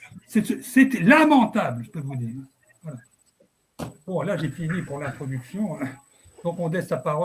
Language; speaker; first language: French; native; French